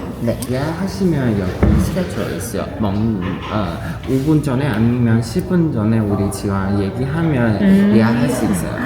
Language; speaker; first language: Korean; non-native, learner; Chinese